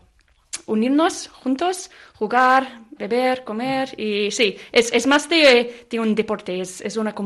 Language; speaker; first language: Spanish; non-native, fluent; English